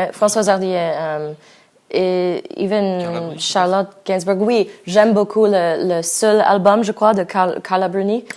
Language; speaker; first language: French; non-native, learner; English